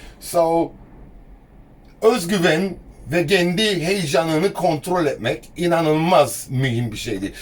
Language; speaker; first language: Turkish; early bilingual, heritage; Turkish